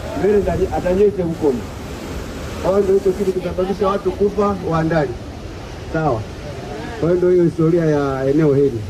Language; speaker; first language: Swahili; non-native, local second language; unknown